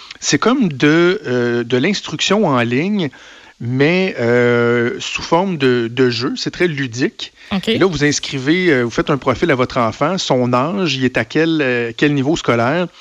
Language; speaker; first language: French; native; French